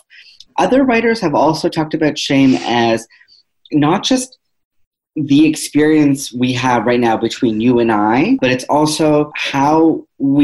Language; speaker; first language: English; native; English